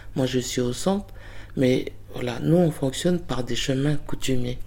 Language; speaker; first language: French; native; French